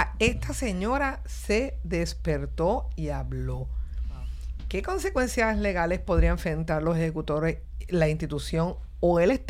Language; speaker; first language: Spanish; native; Spanish